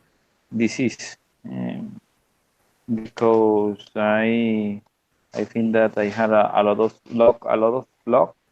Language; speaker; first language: English; non-native, learner; Spanish